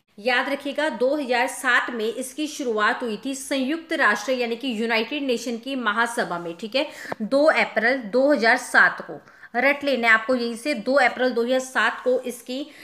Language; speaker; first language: Hindi; non-native, local second language; Punjabi